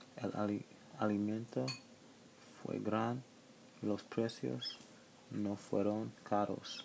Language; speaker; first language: Spanish; non-native, learner; English